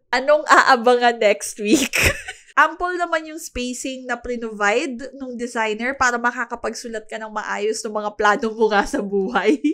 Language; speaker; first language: Filipino; native; Filipino